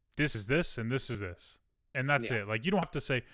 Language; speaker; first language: English; native; English